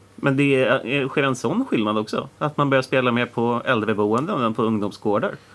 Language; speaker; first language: Swedish; native; Swedish